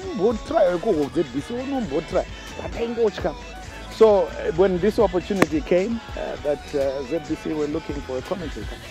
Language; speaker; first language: English; non-native, local second language; Shona